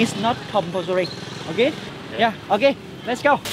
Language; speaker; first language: English; non-native, fluent; Vietnamese